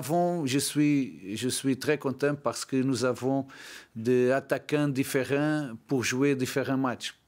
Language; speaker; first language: French; non-native, learner; Portuguese